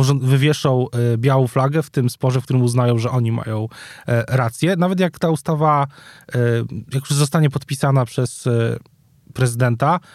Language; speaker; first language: Polish; native; Polish